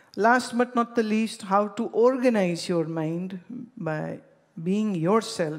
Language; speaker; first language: English; non-native, local second language; Hindi